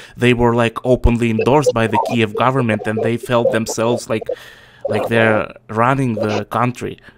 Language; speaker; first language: English; non-native, fluent; Russian